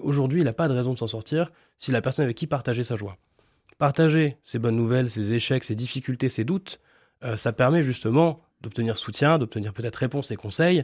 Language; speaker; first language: French; native; French